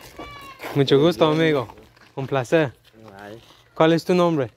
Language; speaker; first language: Spanish; non-native, learner; English